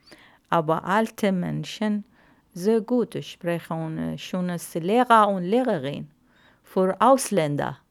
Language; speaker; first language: German; non-native, learner; Arabic